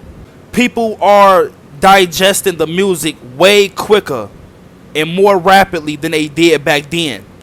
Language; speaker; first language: English; native; English